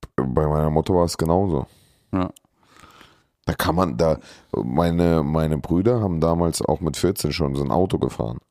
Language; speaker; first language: German; early bilingual, other home language; Russian